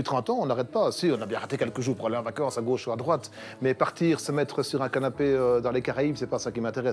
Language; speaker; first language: French; native; French